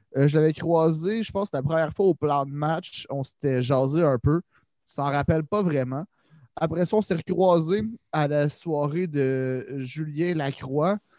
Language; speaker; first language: French; native; French